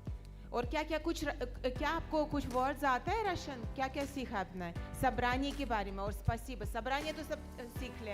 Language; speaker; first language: Hindi; non-native, fluent; Russian